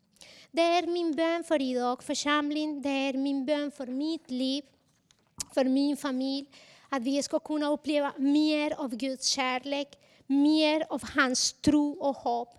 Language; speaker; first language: Swedish; non-native, fluent; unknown